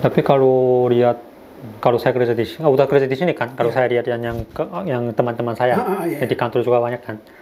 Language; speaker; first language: Indonesian; non-native, fluent; Korean